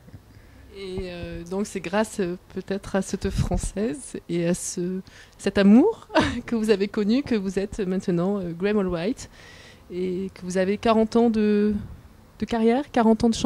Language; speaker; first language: French; native; French